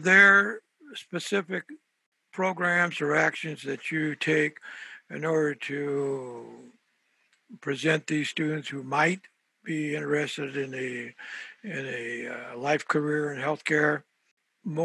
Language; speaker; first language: English; early bilingual, other home language; Spanish